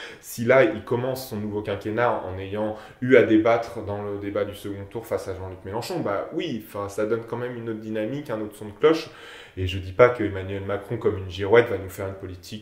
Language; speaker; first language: French; native; French